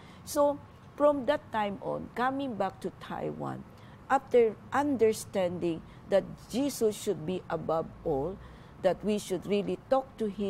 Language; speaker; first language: English; non-native, local second language; Filipino